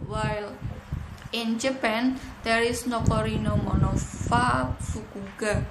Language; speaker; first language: English; non-native, learner; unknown